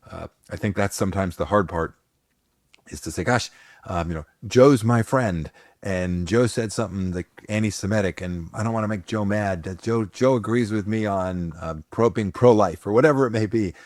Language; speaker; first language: English; native; English